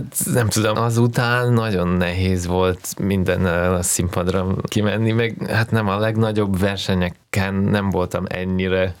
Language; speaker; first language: Hungarian; non-native, fluent; Russian